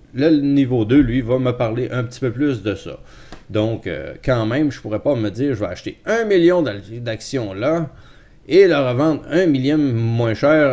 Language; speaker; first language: French; native; French